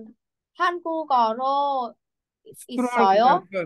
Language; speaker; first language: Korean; non-native, learner; Vietnamese